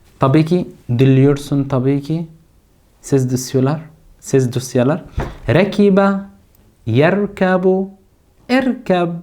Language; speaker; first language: Turkish; non-native, fluent; Arabic